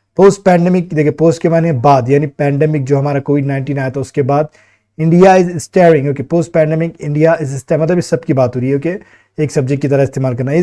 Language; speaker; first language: Hindi; native; Hindi